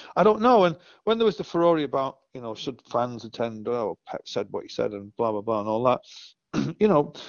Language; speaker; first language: English; native; English